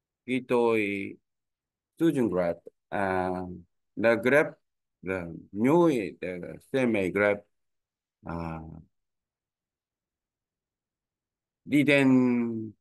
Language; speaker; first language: Vietnamese; non-native, learner; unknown